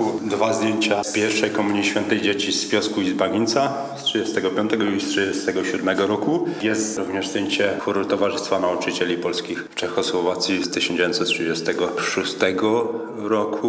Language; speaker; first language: Polish; native; Polish